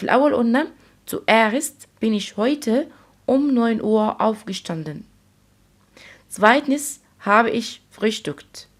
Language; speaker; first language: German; non-native, fluent; Arabic